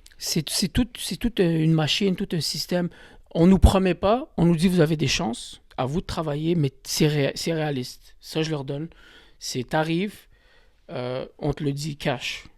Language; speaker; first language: French; early bilingual, other home language; Kabyle